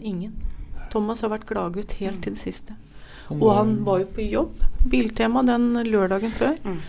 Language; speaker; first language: Norwegian; native; Norwegian